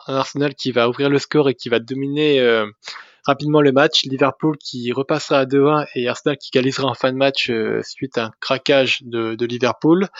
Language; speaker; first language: French; native; French